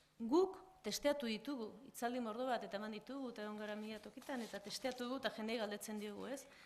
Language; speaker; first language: Basque; native; Basque